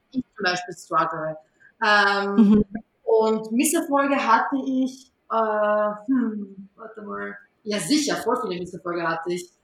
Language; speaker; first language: German; early bilingual, other home language; Serbian